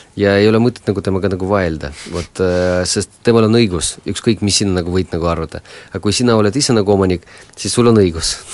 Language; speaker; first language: Estonian; non-native, local second language; Russian